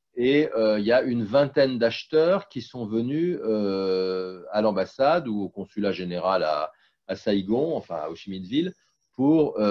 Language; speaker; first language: French; native; French